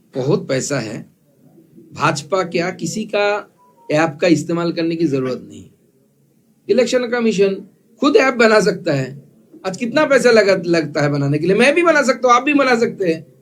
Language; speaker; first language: Hindi; non-native, local second language; Bangla